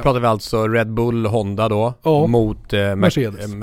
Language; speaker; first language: Swedish; native; Swedish